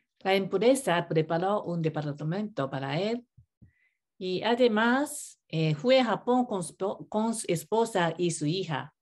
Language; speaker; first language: Spanish; non-native, learner; Japanese